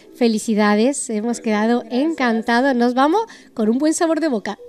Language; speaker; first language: Spanish; native; Spanish